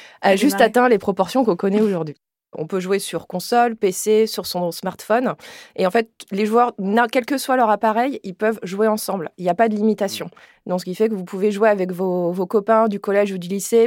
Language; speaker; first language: French; native; French